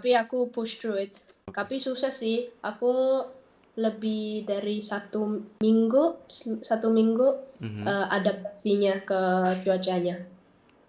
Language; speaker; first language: Indonesian; early bilingual, heritage; Dutch